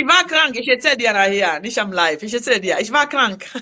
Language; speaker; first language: German; non-native, learner; Lingala